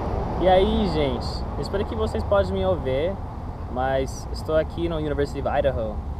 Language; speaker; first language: Portuguese; non-native, learner; English